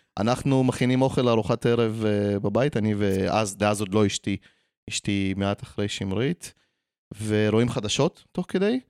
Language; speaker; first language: Hebrew; early bilingual, other home language; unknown